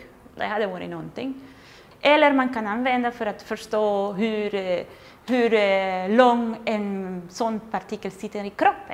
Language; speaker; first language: Swedish; non-native, fluent; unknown